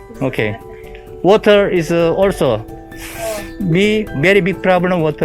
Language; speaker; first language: English; non-native, learner; Korean